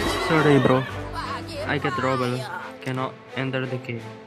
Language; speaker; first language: English; non-native, learner; Indonesian